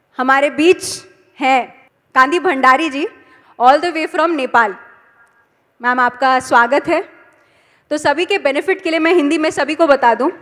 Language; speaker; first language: Hindi; non-native, local second language; Telugu